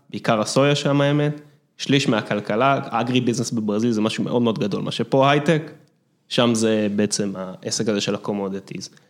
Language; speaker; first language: Hebrew; early bilingual, other home language; English